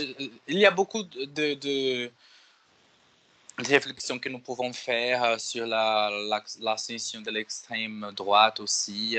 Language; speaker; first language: French; non-native, learner; Portuguese